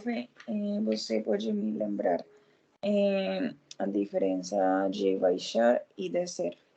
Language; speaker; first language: Portuguese; non-native, learner; Spanish